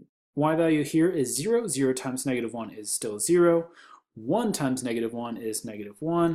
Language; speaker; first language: English; native; English